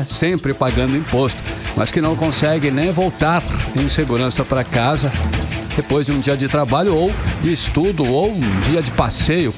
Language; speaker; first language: Portuguese; native; Portuguese